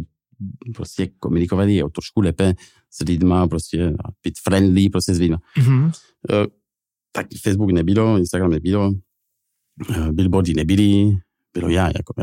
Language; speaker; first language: Czech; non-native, fluent; French